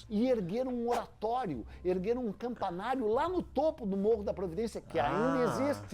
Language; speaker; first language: Portuguese; native; Portuguese